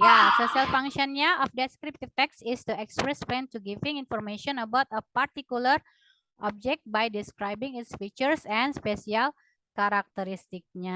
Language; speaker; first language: English; non-native, learner; Indonesian